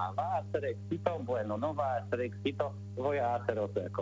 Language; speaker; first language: Spanish; non-native, learner; Polish